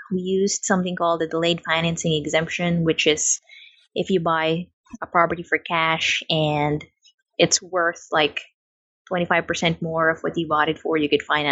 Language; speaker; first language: English; non-native, local second language; Filipino